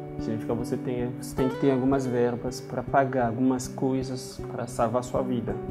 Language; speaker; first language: Portuguese; non-native, learner; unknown